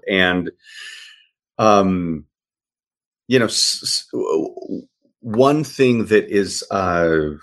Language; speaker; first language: English; native; English